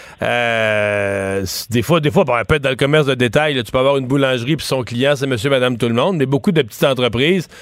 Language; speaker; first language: French; native; French